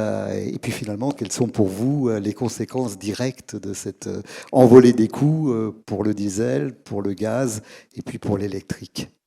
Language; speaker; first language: French; native; French